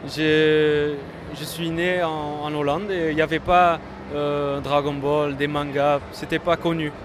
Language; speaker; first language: French; non-native, fluent; Dutch